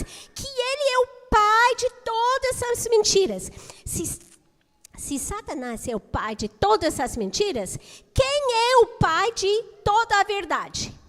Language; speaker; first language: Portuguese; non-native, fluent; English